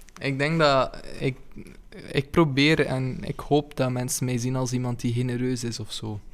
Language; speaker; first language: Dutch; native; Dutch